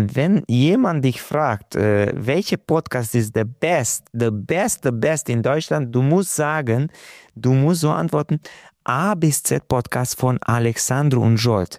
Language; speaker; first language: German; non-native, local second language; Hungarian